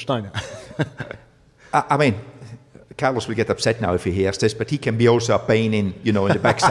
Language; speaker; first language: English; non-native, fluent; German